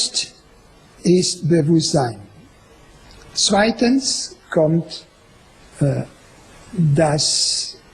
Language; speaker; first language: German; non-native, fluent; French